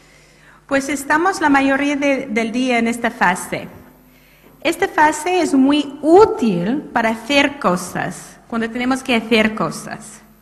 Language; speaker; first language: Spanish; non-native, fluent; English